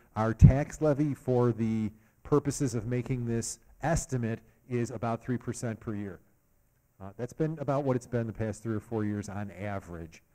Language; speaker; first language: English; native; English